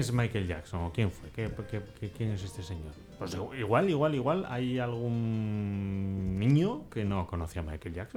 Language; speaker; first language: Spanish; native; Spanish